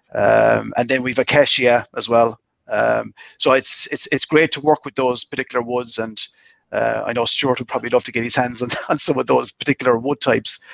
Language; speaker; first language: English; native; English